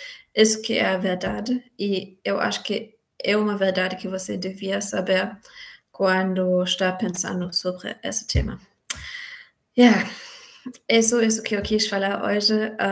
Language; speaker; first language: Portuguese; non-native, fluent; German